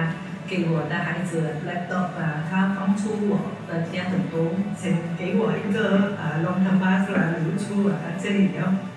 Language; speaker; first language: Chinese; non-native, learner; Vietnamese